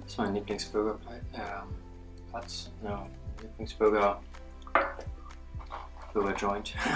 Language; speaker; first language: German; native; German